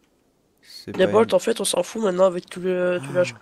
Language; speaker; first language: French; native; French